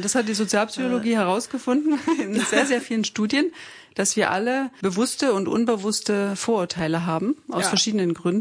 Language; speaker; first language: German; native; German